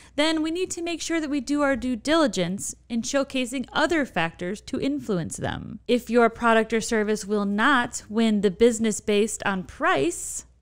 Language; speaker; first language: English; native; English